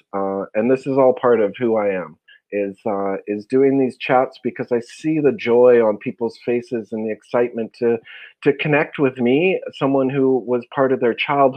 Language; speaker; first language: English; native; English